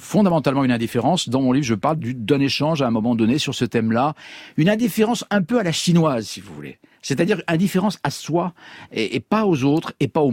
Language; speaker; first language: French; native; French